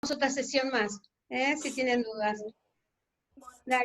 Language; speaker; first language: Spanish; native; Spanish